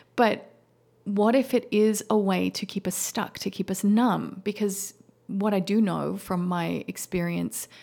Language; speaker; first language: English; native; English